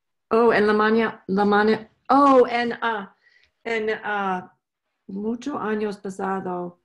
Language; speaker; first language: Spanish; non-native, learner; English